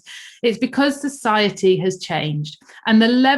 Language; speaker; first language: English; native; English